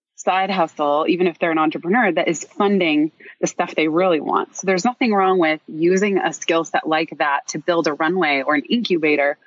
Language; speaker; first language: English; native; English